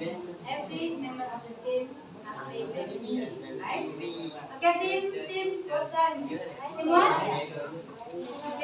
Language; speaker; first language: English; non-native, learner; Indonesian